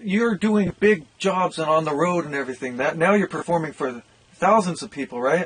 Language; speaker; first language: English; native; English